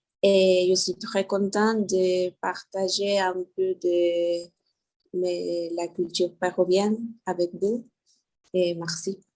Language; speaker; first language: French; non-native, learner; Spanish